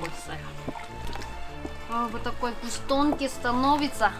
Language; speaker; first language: Russian; non-native, learner; Korean